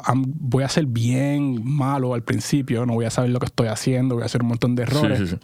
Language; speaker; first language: Spanish; native; Spanish